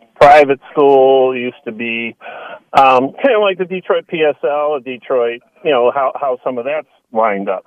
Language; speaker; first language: English; native; English